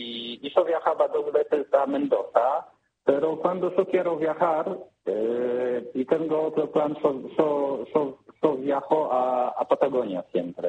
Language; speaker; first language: Spanish; non-native, learner; Polish